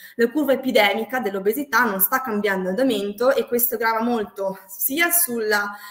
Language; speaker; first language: Italian; native; Italian